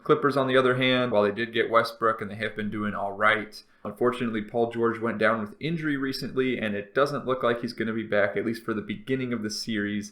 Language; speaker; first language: English; native; English